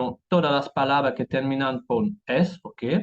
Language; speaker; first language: Spanish; non-native, fluent; French